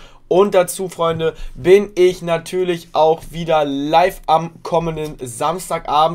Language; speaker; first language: German; native; German